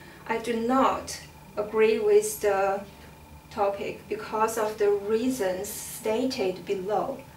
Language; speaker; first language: English; non-native, fluent; Chinese